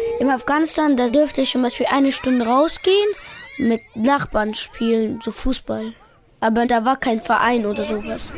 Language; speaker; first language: German; early bilingual, other home language; Pashto